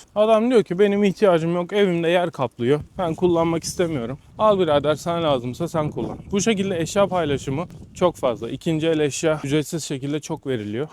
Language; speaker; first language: Turkish; native; Turkish